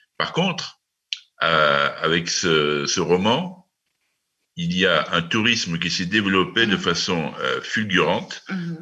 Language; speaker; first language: French; native; French